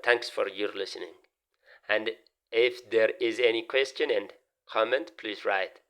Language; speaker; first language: English; non-native, local second language; Amharic